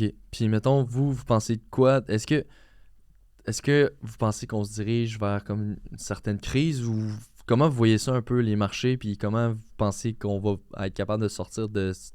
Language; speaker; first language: French; native; French